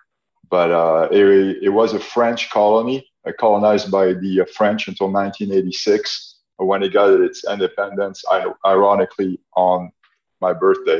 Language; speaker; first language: English; non-native, fluent; French